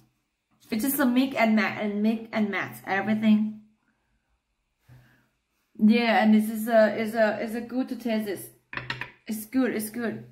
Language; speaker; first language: English; non-native, learner; Thai